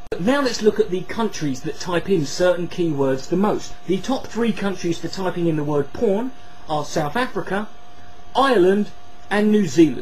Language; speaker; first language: English; native; English